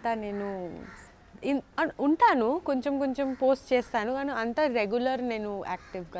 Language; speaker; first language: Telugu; non-native, learner; Bangla